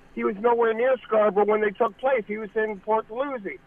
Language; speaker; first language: English; native; English